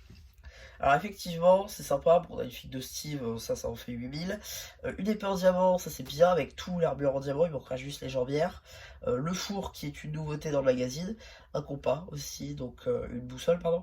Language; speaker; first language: French; native; French